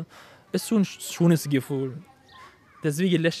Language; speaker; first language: German; non-native, learner; Arabic